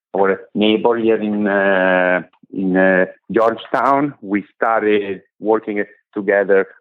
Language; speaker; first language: English; non-native, fluent; Italian